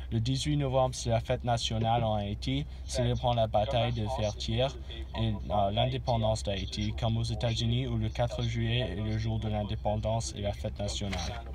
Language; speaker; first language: French; non-native, learner; English